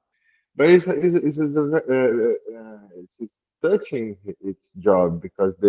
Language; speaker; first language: English; non-native, learner; Portuguese